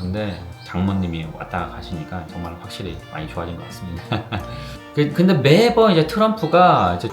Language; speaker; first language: Korean; native; Korean